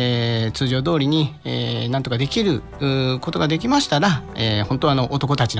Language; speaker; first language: Japanese; native; Japanese